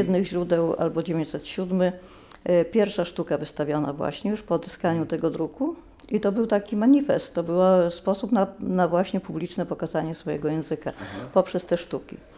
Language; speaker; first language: Polish; non-native, local second language; Lithuanian